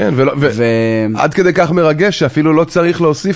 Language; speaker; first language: Hebrew; native; Hebrew